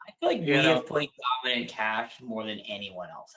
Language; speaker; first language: English; native; English